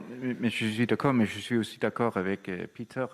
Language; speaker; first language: French; non-native, fluent; Danish